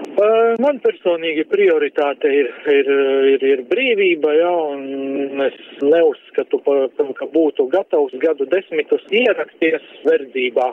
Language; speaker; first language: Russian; non-native, local second language; Latvian